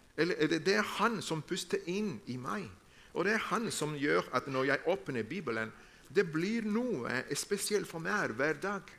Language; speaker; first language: Norwegian; non-native, fluent; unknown